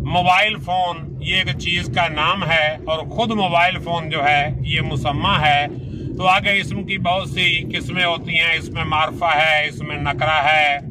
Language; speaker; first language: Urdu; native; Urdu